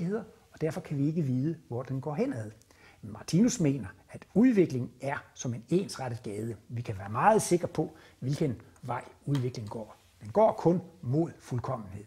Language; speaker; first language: Danish; native; Danish